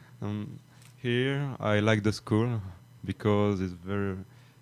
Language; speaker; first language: English; non-native, fluent; French